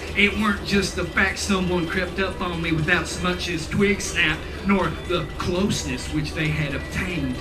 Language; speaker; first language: English; native; English